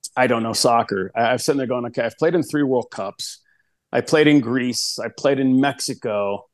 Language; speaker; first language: English; early bilingual, other home language; Spanish